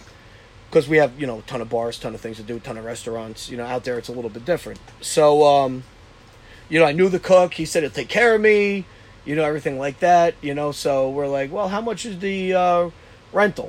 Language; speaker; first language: English; native; English